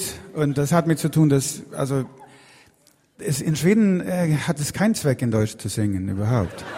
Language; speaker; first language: German; non-native, fluent; Swedish